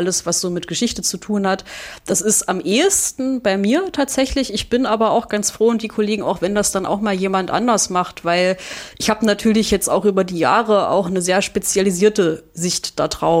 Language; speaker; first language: German; native; German